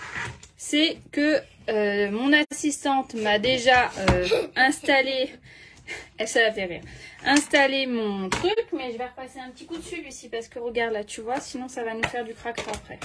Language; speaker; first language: French; native; French